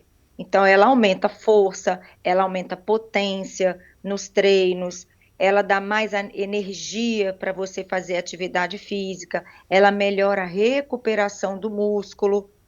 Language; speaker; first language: Portuguese; native; Portuguese